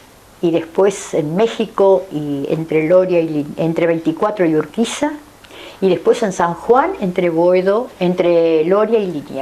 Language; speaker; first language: Spanish; native; Spanish